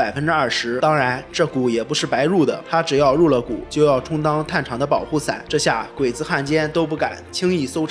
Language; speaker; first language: Chinese; native; Chinese